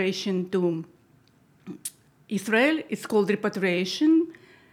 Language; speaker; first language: English; non-native, learner; Russian